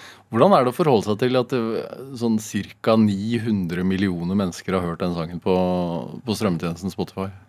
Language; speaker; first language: Norwegian; native; Norwegian